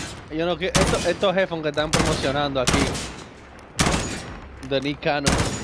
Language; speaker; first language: Spanish; early bilingual, heritage; Spanish